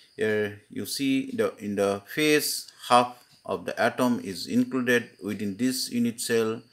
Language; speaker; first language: English; non-native, local second language; Assamese